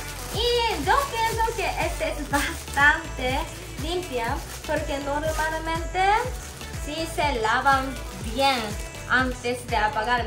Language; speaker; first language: Spanish; non-native, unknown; Japanese